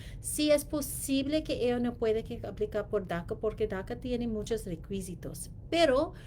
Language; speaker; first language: Spanish; non-native, learner; English